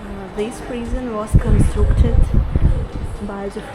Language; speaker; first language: English; non-native, learner; Russian